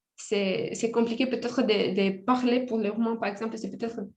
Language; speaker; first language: French; non-native, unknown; Romanian